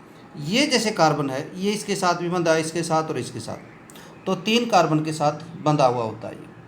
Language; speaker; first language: Hindi; native; Hindi